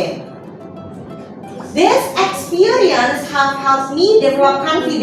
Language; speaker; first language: English; non-native, fluent; Javanese